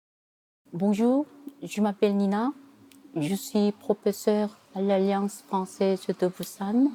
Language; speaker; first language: French; non-native, fluent; Korean